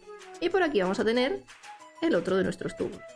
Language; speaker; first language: Spanish; native; Spanish